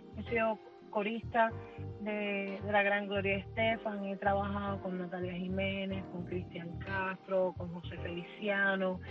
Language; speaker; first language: Spanish; early bilingual, heritage; Spanish